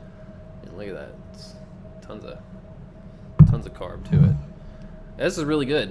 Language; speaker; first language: English; native; English